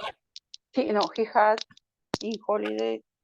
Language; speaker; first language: English; non-native, learner; Spanish